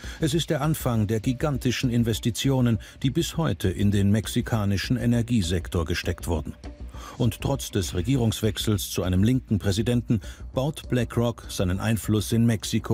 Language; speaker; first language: German; native; German